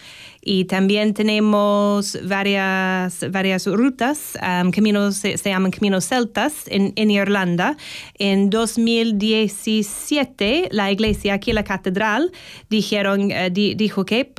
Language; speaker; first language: Spanish; non-native, fluent; English